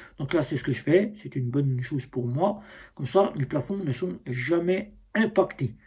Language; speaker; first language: French; native; French